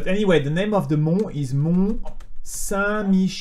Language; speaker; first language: English; non-native, fluent; French